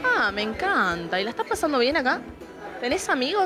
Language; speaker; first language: Spanish; native; Spanish